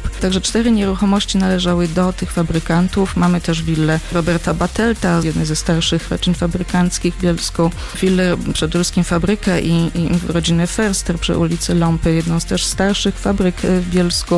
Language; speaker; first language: Polish; native; Polish